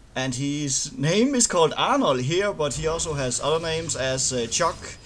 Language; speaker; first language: English; non-native, fluent; Danish